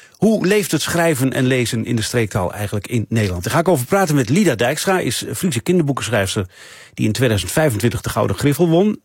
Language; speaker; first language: Dutch; native; Dutch